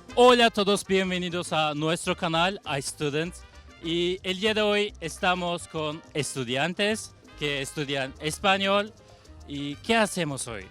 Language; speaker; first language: Spanish; non-native, learner; Turkish